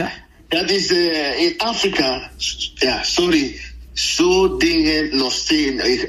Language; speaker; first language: Dutch; non-native, learner; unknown